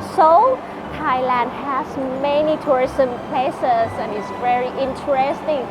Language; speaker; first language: English; non-native, learner; Thai